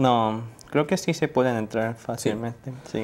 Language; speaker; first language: Spanish; non-native, learner; Korean